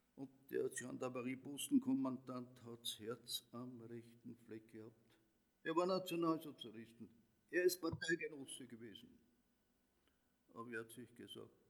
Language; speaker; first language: German; native; German